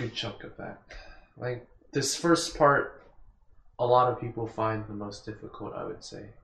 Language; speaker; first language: English; native; English